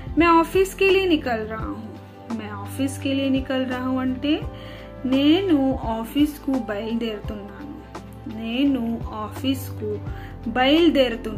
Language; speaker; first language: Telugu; non-native, fluent; Hindi